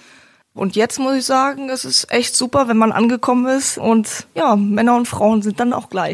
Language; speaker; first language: German; native; German